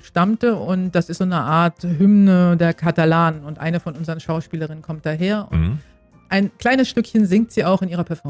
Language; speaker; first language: German; native; German